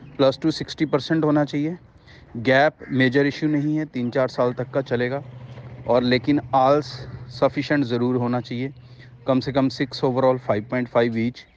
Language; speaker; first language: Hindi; non-native, local second language; Punjabi